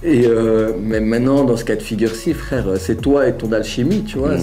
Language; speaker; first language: French; early bilingual, other home language; Arabic